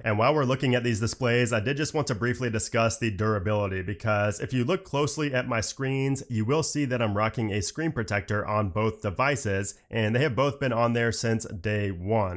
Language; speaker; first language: English; native; English